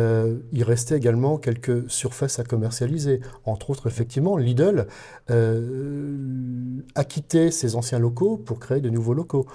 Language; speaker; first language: French; native; French